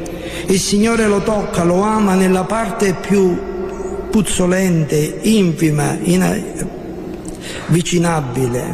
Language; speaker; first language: Italian; native; Italian